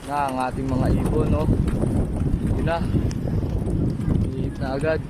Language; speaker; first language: Filipino; native; Filipino